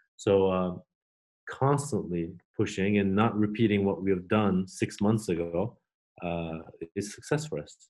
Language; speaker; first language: English; non-native, fluent; Turkish